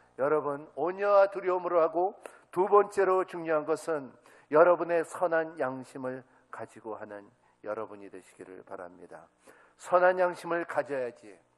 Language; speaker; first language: Korean; native; Korean